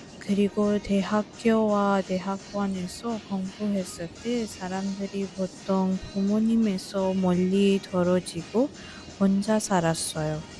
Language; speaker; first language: Korean; non-native, fluent; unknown